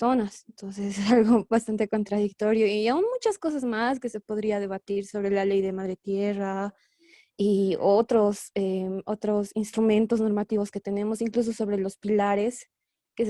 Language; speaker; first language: Spanish; native; Spanish